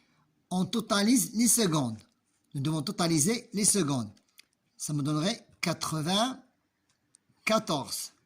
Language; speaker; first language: French; non-native, local second language; Arabic